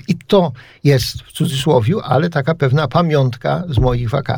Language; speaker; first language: Polish; native; Polish